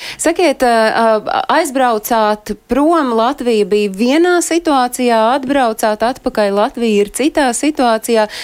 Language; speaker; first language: Latvian; native; Latvian